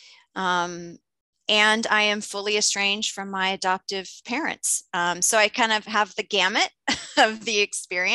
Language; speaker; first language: English; native; English